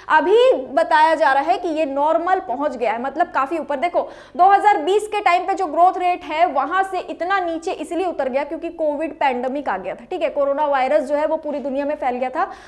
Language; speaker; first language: Hindi; native; Hindi